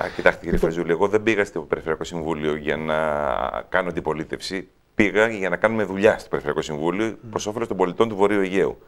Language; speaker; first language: Greek; native; Greek